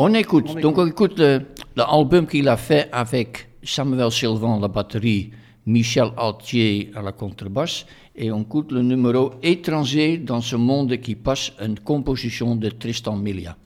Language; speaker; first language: French; non-native, fluent; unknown